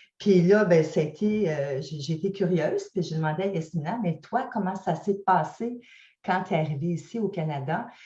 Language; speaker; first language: French; native; French